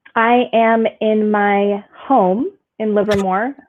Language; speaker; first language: English; native; English